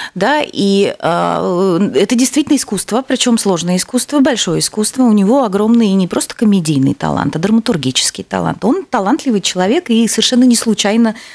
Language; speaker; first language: Russian; native; Russian